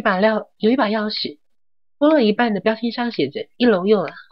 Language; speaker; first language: Chinese; native; Chinese